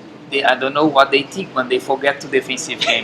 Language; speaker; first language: English; non-native, learner; Portuguese